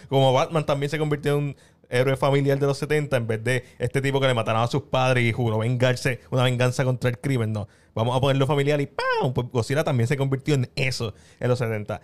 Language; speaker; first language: Spanish; native; Spanish